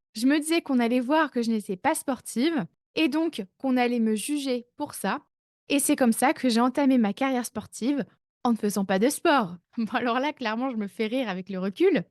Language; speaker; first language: French; native; French